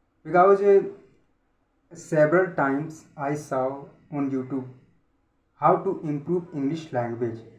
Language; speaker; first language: English; non-native, learner; Hindi